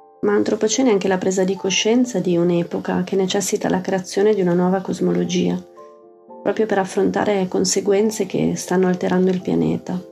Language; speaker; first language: Italian; native; Italian